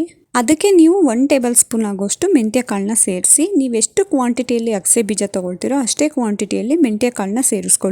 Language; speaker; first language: Kannada; native; Kannada